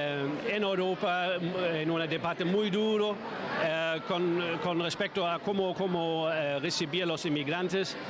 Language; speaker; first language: Spanish; non-native, fluent; German